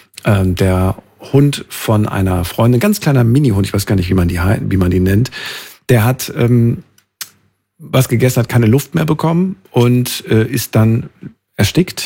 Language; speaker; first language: German; native; German